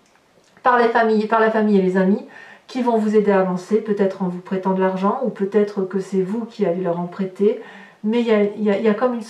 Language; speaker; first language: French; native; French